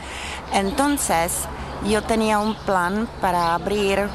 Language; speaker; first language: Spanish; non-native, fluent; Czech